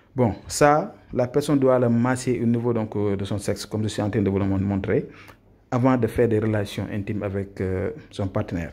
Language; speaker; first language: French; non-native, local second language; Wolof